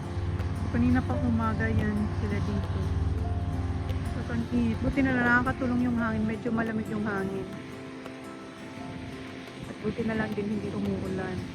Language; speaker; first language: Filipino; native; Filipino